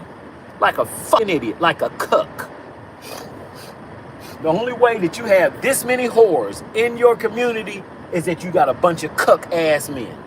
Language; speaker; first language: English; native; English